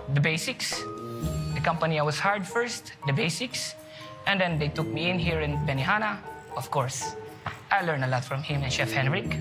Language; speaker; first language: English; non-native, local second language; Filipino